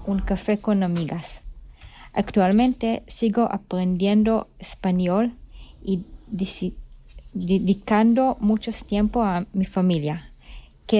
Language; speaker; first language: Spanish; non-native, fluent; Hebrew